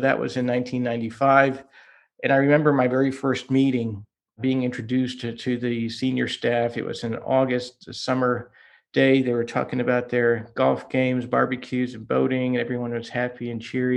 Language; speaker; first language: English; early bilingual, other home language; Hungarian